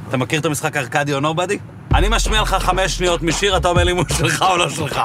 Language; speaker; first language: Hebrew; native; Hebrew